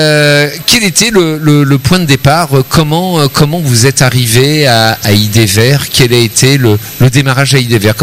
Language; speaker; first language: French; native; French